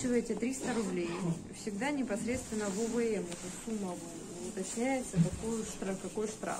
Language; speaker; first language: Russian; native; Russian